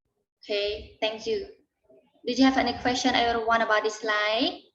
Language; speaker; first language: English; non-native, learner; Khmer